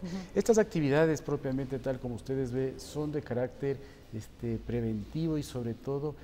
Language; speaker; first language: Spanish; native; Spanish